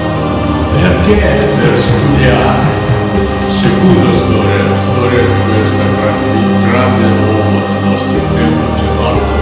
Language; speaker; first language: Italian; non-native, learner; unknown